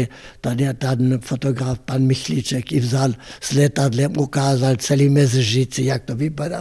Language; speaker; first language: Czech; non-native, fluent; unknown